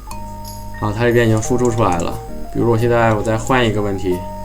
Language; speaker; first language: Chinese; native; Chinese